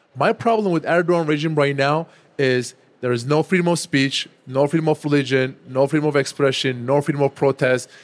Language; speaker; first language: English; non-native, fluent; Turkish